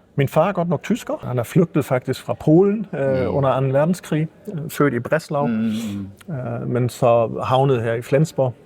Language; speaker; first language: Danish; early bilingual, heritage; Danish